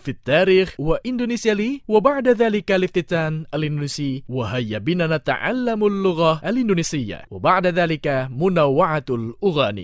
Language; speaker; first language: Arabic; non-native, fluent; Indonesian